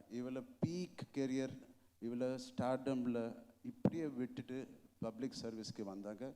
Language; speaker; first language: Tamil; non-native, local second language; Telugu